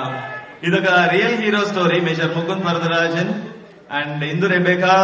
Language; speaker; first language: Telugu; non-native, learner; Tamil